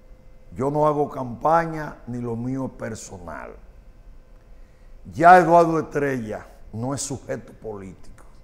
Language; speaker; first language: Spanish; native; Spanish